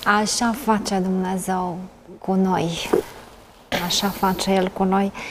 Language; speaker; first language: Romanian; native; Romanian